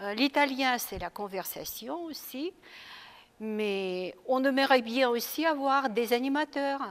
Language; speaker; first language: French; non-native, fluent; Russian